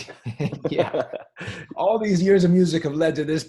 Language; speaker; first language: English; native; English